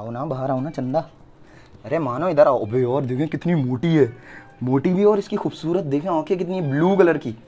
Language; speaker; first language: Urdu; native; Urdu